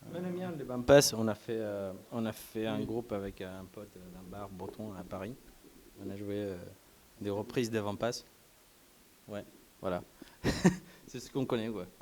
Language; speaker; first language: French; non-native, fluent; Spanish